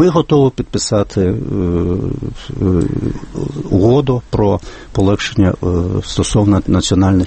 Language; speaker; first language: Ukrainian; non-native, fluent; Lithuanian